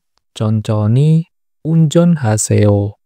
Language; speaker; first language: Korean; non-native, learner; Indonesian